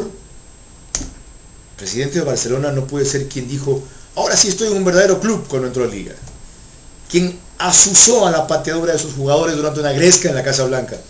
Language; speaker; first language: Spanish; native; Spanish